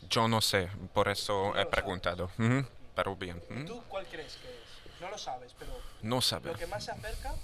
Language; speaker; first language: Spanish; non-native, learner; Hungarian